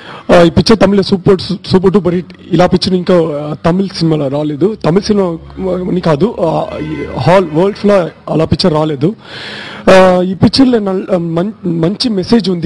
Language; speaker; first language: Telugu; non-native, learner; Tamil